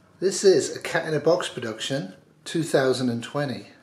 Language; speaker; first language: English; native; English